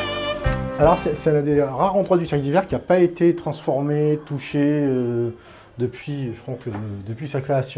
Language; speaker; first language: French; native; French